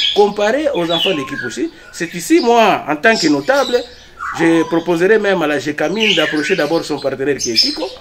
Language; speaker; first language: French; non-native, local second language; Swahili